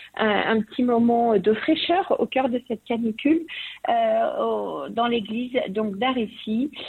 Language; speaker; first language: French; native; French